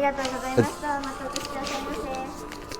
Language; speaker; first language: Japanese; native; Japanese